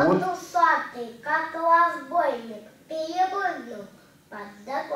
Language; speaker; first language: Russian; native; Russian